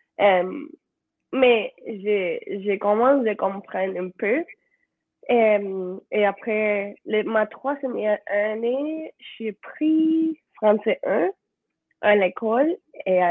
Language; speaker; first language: French; non-native, learner; Spanish